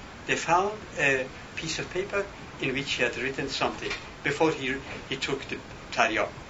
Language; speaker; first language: English; non-native, fluent; Persian